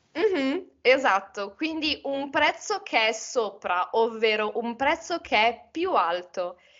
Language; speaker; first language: Italian; native; Italian